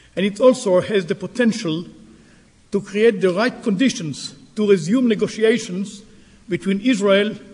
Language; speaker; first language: English; non-native, fluent; Hebrew